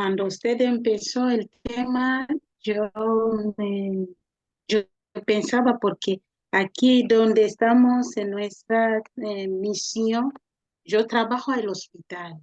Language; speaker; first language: Spanish; non-native, learner; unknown